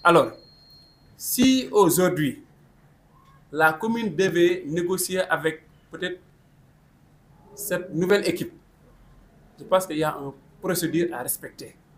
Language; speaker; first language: French; non-native, local second language; Wolof